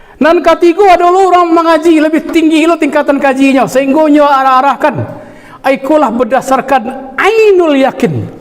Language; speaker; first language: Malay; non-native, local second language; Minangkabau